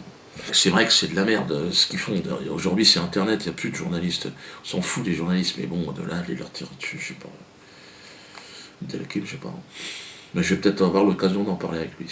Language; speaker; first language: French; native; French